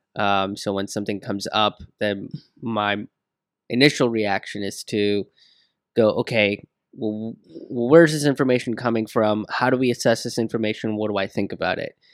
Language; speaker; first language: English; early bilingual, other home language; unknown